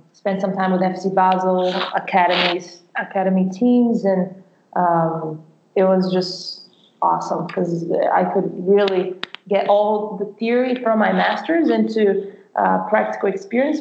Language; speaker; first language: English; non-native, fluent; Portuguese